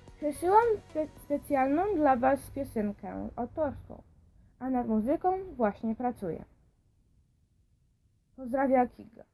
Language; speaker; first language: Polish; early bilingual, heritage; Polish